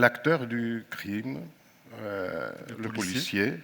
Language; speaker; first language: French; non-native, fluent; Greek